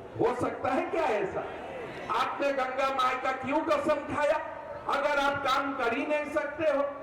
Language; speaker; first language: Hindi; non-native, local second language; Assamese